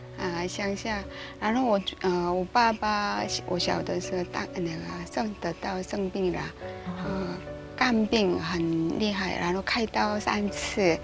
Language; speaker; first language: Chinese; non-native, learner; Korean